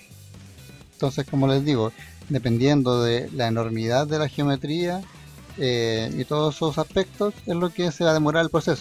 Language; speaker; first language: Spanish; native; Spanish